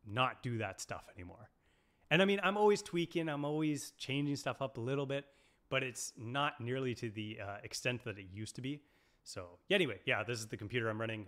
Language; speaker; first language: English; native; English